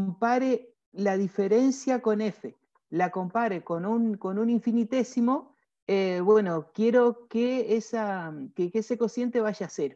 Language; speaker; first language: Spanish; native; Spanish